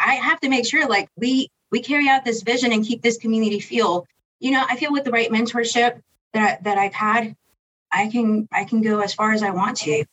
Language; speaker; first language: English; early bilingual, other home language; Spanish